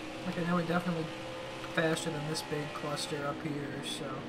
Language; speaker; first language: English; native; English